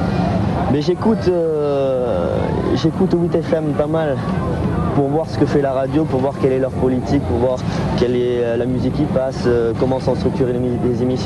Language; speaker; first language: French; native; French